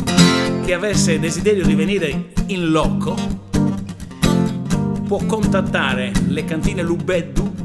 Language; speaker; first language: Italian; native; Italian